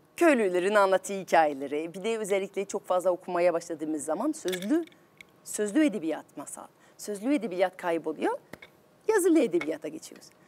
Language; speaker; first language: Turkish; non-native, fluent; French